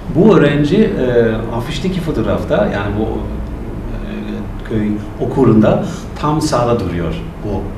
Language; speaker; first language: Turkish; non-native, fluent; German